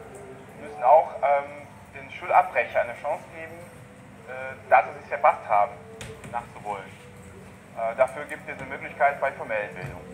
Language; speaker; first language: German; non-native, fluent; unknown